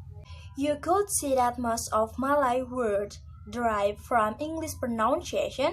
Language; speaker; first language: English; non-native, learner; Indonesian